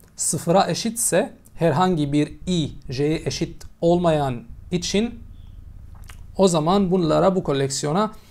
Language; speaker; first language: Turkish; non-native, fluent; Arabic